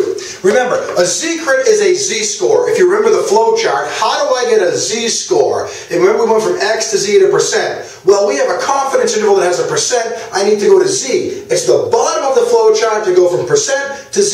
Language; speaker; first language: English; native; English